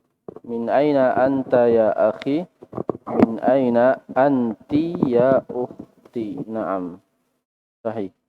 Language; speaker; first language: Arabic; non-native, fluent; Indonesian